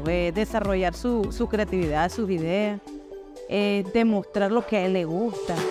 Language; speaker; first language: Spanish; native; Spanish